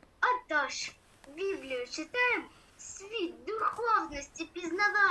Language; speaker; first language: Ukrainian; non-native, local second language; Russian